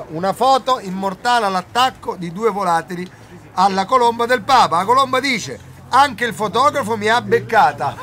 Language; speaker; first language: Italian; native; Italian